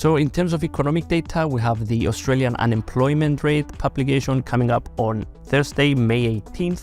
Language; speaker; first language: English; non-native, fluent; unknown